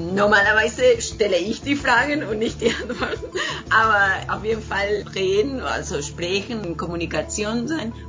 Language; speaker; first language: German; non-native, fluent; Spanish